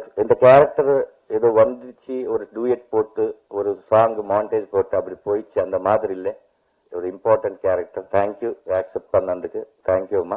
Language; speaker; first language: Tamil; non-native, learner; Telugu